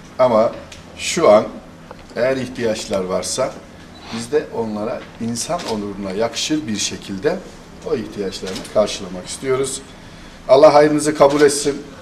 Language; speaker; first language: Turkish; native; Turkish